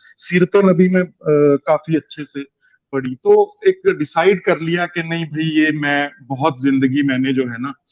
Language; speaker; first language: Urdu; non-native, local second language; Punjabi